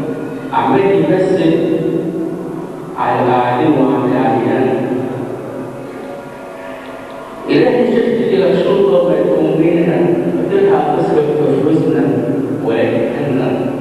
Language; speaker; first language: Arabic; native; Arabic